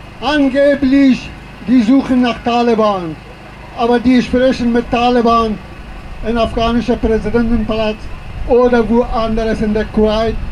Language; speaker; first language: German; non-native, fluent; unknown